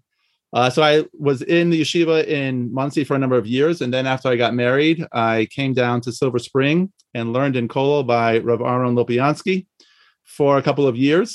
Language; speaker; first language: English; native; English